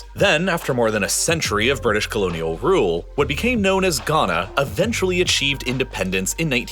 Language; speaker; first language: English; native; English